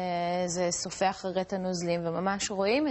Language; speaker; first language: Hebrew; native; Hebrew